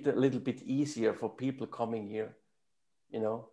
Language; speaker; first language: English; non-native, fluent; German